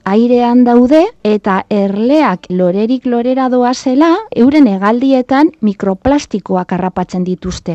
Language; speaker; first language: Basque; native; Basque